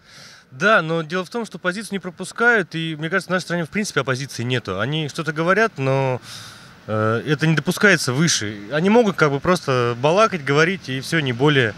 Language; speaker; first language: Russian; native; Russian